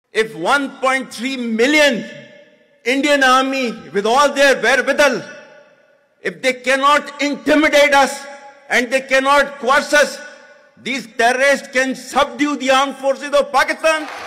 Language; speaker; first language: English; non-native, local second language; Urdu